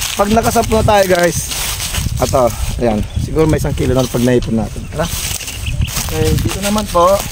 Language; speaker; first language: Filipino; non-native, local second language; Pangasinan